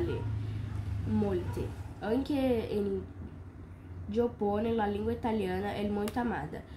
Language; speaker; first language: Italian; non-native, learner; Portuguese